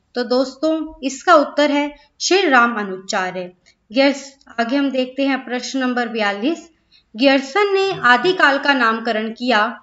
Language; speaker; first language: Hindi; native; Hindi